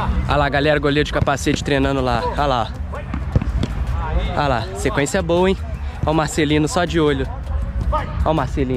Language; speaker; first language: Portuguese; native; Portuguese